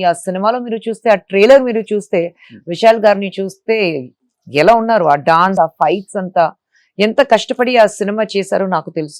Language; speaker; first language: Telugu; non-native, fluent; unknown